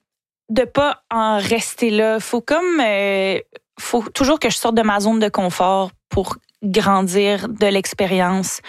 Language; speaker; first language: French; native; French